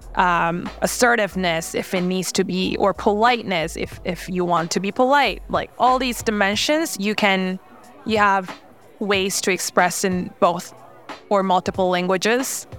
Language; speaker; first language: English; non-native, fluent; Korean